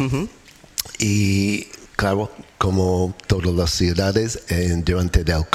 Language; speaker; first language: Spanish; non-native, learner; English